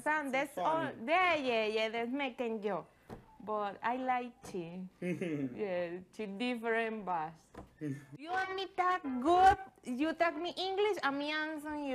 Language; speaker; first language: English; non-native, learner; Spanish